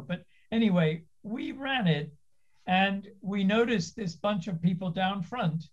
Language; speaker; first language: English; native; English